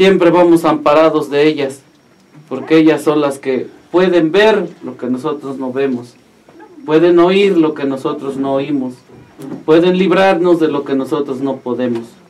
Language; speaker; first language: Spanish; native; Spanish